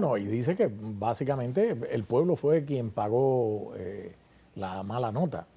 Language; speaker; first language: Spanish; native; Spanish